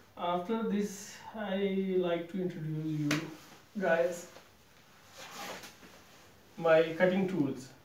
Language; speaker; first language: English; non-native, local second language; Urdu